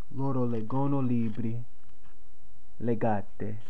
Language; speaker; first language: Italian; non-native, learner; English